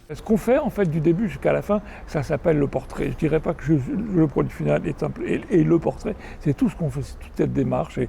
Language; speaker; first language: French; native; French